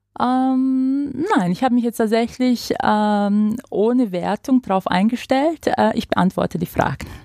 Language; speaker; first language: German; non-native, fluent; Croatian